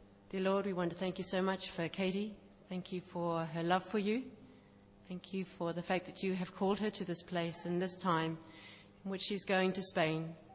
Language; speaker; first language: English; native; English